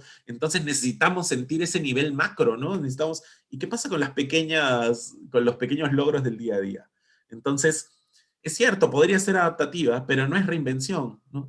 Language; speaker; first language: Spanish; native; Spanish